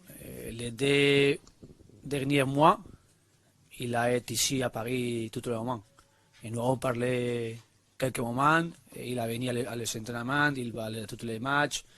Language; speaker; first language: French; non-native, learner; Spanish